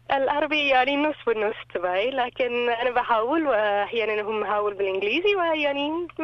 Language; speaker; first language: Arabic; non-native, learner; English